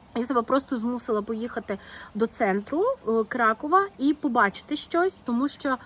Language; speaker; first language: Ukrainian; non-native, local second language; Russian